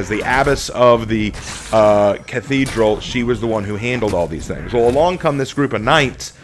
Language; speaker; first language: English; native; English